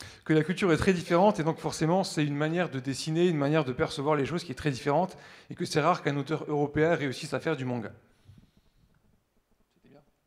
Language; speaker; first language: French; native; French